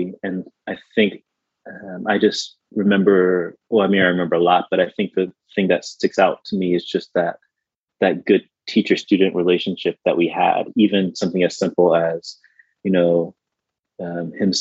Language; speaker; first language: English; native; English